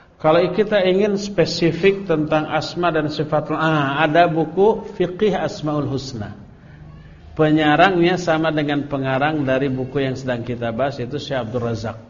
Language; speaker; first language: Indonesian; non-native, local second language; Sundanese